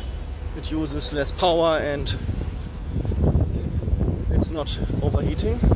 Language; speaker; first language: English; non-native, fluent; German